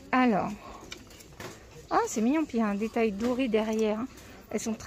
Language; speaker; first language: French; native; French